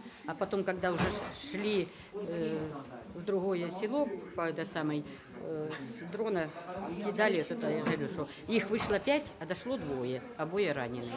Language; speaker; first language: Russian; native; Russian